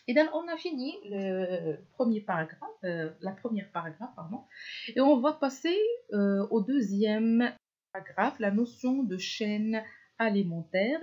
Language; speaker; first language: French; non-native, local second language; Arabic